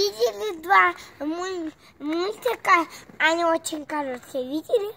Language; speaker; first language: Russian; early bilingual, heritage; Russian